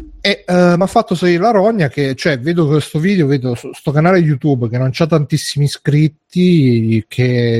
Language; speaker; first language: Italian; native; Italian